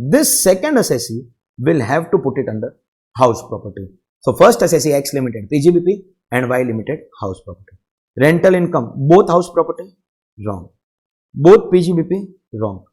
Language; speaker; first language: English; non-native, local second language; Hindi